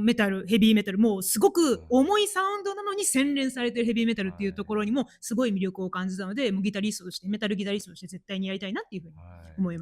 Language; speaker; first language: Japanese; native; Japanese